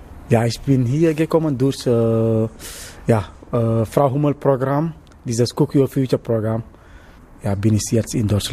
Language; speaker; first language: German; non-native, learner; Wolof